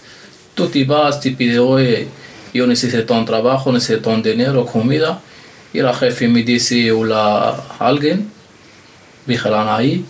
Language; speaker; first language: Spanish; non-native, learner; Arabic